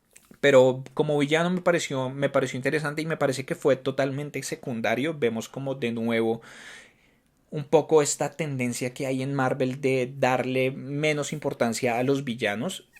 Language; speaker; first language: Spanish; native; Spanish